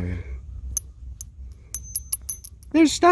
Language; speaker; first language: English; native; English